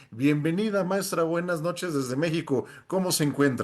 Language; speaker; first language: Spanish; native; Spanish